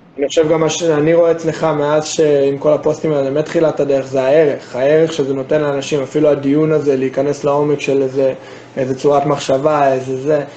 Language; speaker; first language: Hebrew; non-native, fluent; English